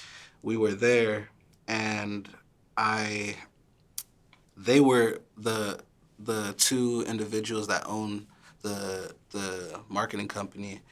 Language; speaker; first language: English; early bilingual, other home language; Haitian Creole